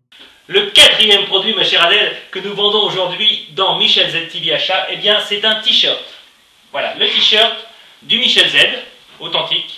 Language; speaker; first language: French; native; French